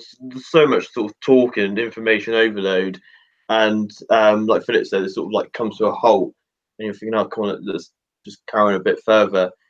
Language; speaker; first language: English; native; English